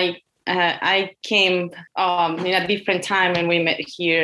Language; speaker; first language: English; non-native, fluent; Spanish